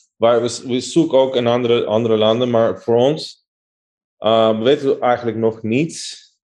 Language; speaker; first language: Dutch; non-native, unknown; Spanish